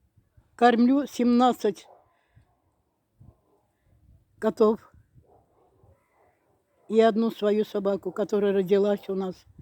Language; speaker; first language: Russian; non-native, fluent; Azerbaijani